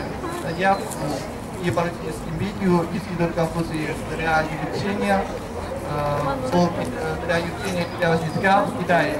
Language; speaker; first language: Russian; non-native, fluent; Chinese